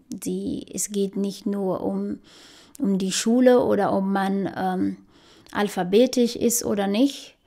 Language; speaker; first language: German; non-native, fluent; Fula